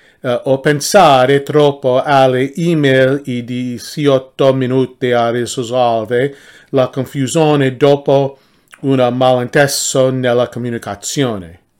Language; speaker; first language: Italian; non-native, learner; English